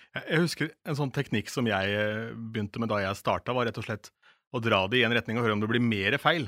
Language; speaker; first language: Norwegian; native; Norwegian